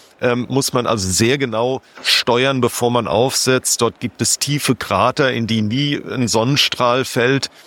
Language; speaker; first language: German; native; German